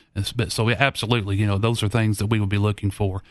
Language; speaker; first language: English; native; English